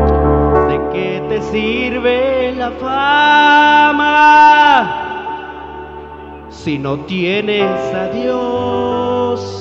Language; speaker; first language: Spanish; non-native, local second language; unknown